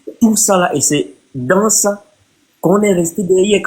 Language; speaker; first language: French; non-native, local second language; Fang